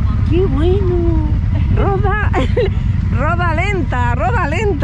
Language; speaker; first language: Spanish; native; Spanish